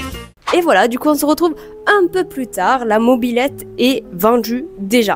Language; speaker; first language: French; native; French